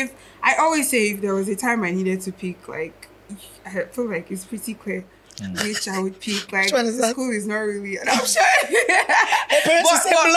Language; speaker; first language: English; non-native, local second language; Igbo